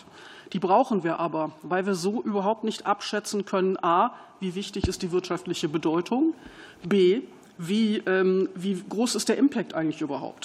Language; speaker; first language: German; native; German